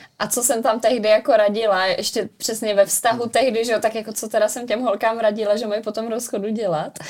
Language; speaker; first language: Czech; native; Czech